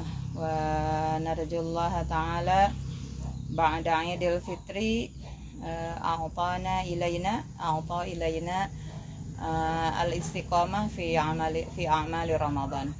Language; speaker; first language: Arabic; non-native, fluent; Indonesian